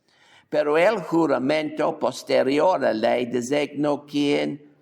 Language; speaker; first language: Spanish; non-native, fluent; English